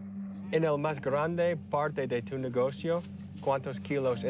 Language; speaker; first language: Spanish; non-native, learner; English